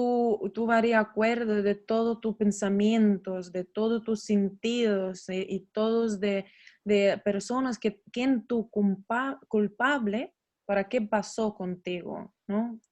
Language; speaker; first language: Spanish; non-native, learner; Russian